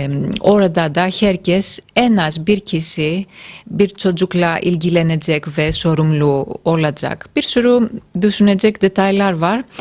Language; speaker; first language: Turkish; non-native, fluent; Greek